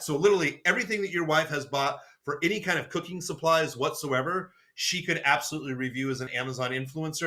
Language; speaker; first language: English; native; English